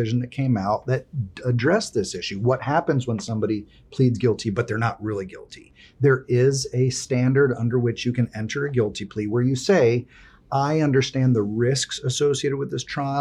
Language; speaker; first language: English; early bilingual, other home language; Spanish